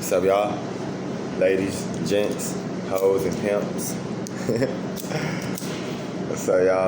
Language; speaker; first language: English; native; English